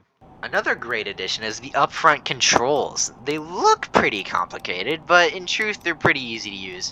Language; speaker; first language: English; native; English